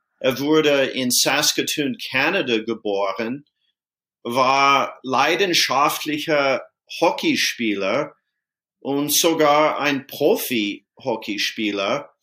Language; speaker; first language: German; non-native, fluent; English